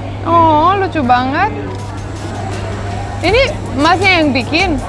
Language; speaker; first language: Indonesian; non-native, fluent; Romanian